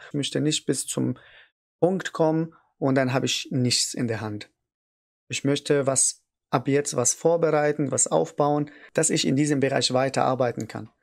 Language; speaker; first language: German; non-native, learner; Arabic